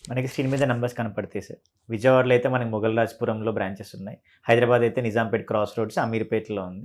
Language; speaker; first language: Telugu; native; Telugu